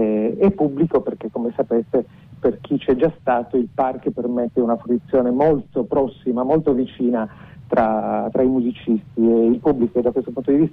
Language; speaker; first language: Italian; native; Italian